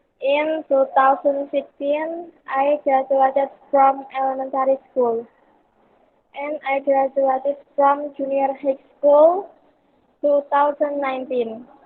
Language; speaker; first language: English; non-native, learner; Indonesian